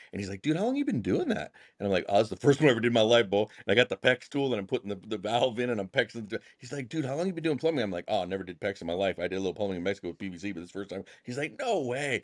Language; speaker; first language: English; native; English